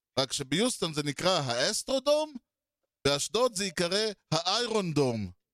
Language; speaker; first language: Hebrew; native; Hebrew